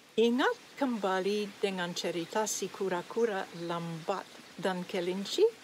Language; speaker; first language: Indonesian; non-native, learner; English